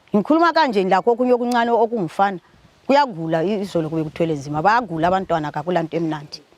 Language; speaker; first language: Zulu; native; Zulu